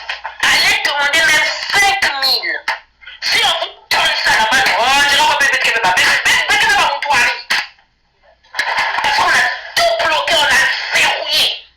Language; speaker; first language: French; non-native, local second language; Lingala